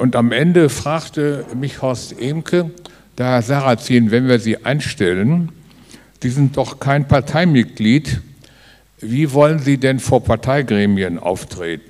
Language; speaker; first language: German; native; German